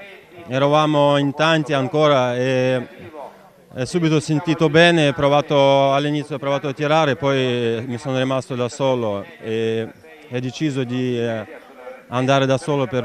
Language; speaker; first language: Italian; non-native, learner; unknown